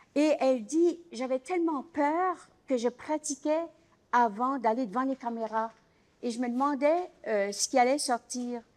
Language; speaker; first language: French; native; French